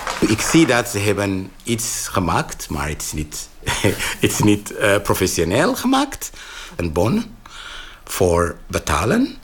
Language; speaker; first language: Dutch; non-native, fluent; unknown